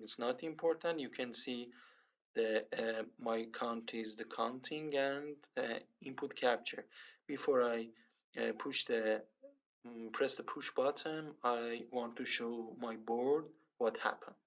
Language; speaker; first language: English; non-native, learner; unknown